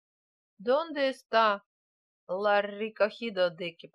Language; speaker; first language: Spanish; non-native, learner; Russian